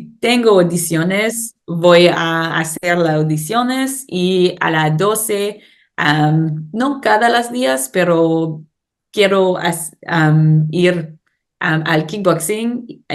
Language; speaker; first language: Spanish; non-native, learner; English